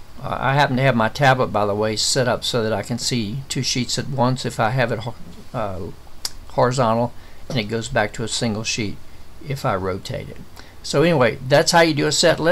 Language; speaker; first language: English; native; English